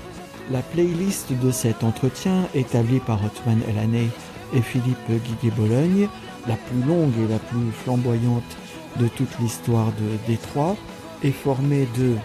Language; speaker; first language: French; native; French